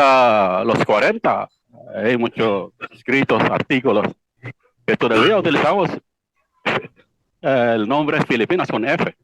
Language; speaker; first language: Spanish; non-native, fluent; Iloko